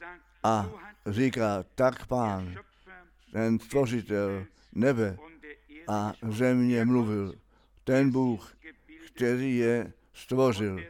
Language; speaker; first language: Czech; non-native, fluent; German